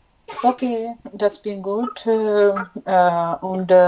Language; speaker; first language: German; non-native, learner; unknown